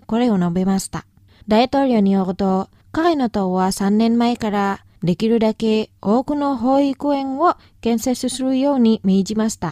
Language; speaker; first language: Japanese; non-native, fluent; Indonesian